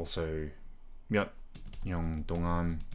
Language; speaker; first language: Korean; non-native, fluent; English